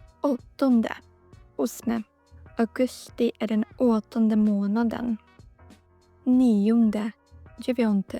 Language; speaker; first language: Swedish; non-native, fluent; Polish